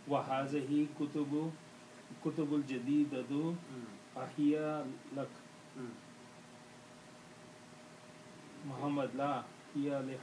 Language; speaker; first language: Arabic; non-native, learner; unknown